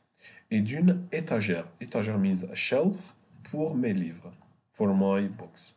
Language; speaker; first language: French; non-native, fluent; Arabic